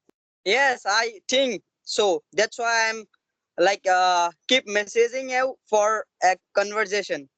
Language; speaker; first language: English; non-native, learner; Assamese